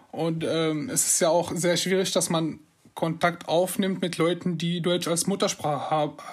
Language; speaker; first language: German; non-native, fluent; Arabic